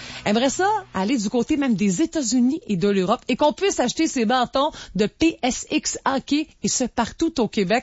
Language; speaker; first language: French; native; French